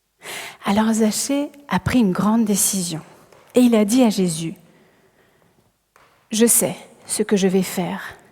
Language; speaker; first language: French; native; French